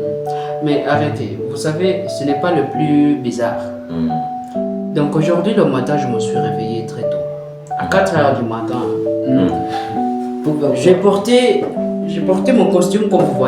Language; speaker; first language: French; non-native, learner; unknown